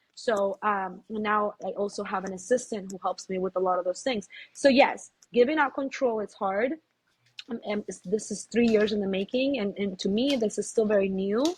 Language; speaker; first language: English; early bilingual, other home language; Spanish